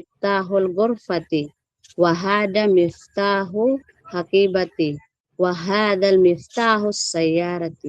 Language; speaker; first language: Arabic; non-native, learner; Filipino